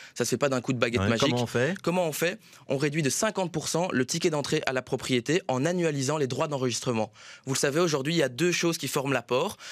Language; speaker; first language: French; native; French